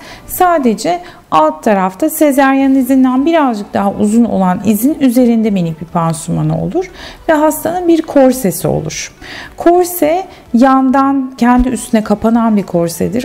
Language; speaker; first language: Turkish; native; Turkish